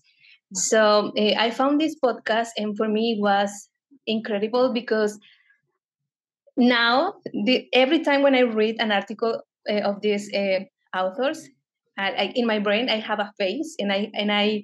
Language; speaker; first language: English; non-native, fluent; Spanish